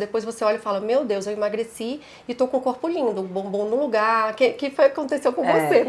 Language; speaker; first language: Portuguese; native; Portuguese